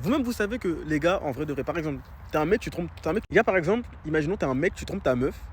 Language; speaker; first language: French; native; French